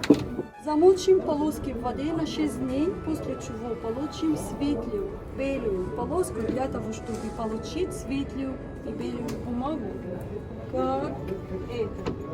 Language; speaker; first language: Russian; non-native, fluent; Arabic